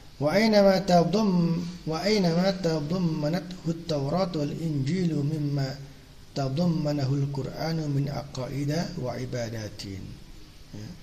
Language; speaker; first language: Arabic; non-native, fluent; Indonesian